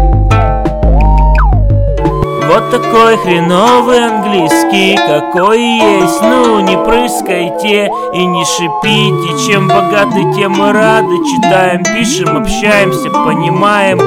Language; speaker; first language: Russian; native; Russian